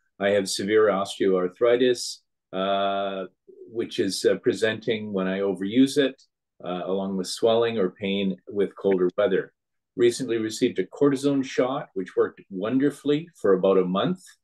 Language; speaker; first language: English; native; English